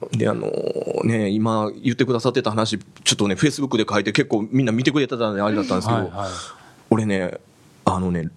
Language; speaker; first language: Japanese; native; Japanese